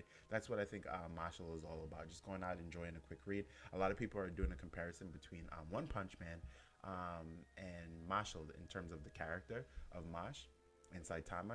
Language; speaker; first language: English; native; English